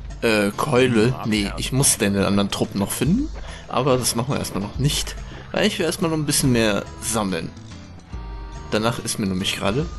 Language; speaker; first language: German; native; German